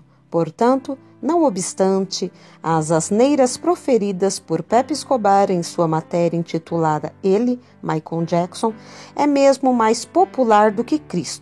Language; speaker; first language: Portuguese; native; Portuguese